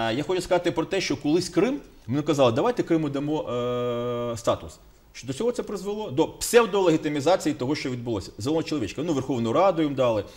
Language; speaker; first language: Ukrainian; native; Ukrainian